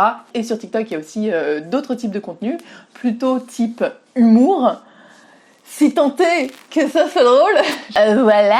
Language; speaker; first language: French; native; French